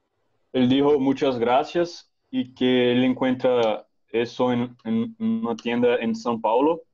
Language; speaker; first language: Spanish; non-native, learner; Portuguese